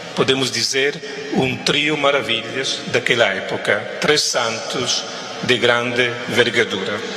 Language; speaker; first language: Portuguese; non-native, fluent; Italian